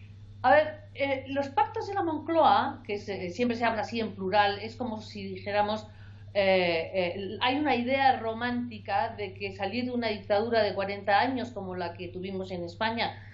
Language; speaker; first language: Spanish; native; Spanish